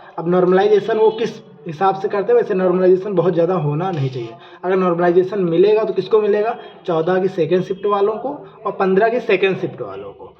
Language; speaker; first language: Hindi; native; Hindi